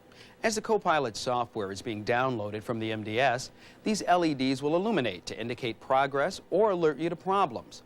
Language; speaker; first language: English; native; English